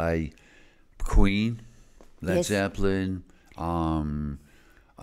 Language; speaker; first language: English; native; English